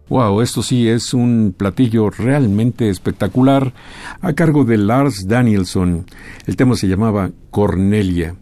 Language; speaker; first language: Spanish; native; Spanish